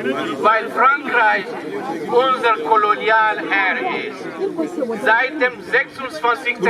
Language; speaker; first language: German; non-native, fluent; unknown